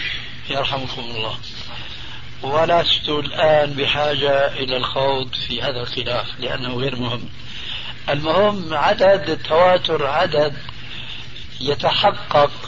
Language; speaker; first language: Arabic; early bilingual, other home language; Albanian